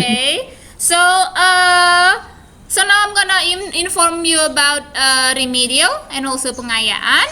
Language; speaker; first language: English; non-native, fluent; Indonesian